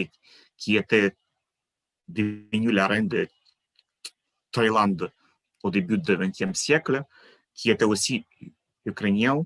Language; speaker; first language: French; non-native, fluent; Ukrainian